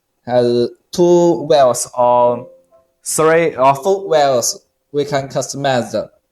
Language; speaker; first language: English; non-native, learner; Chinese